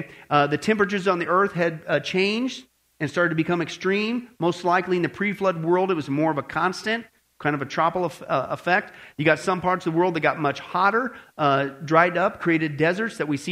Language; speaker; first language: English; native; English